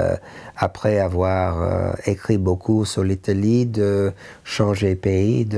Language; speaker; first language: French; non-native, learner; English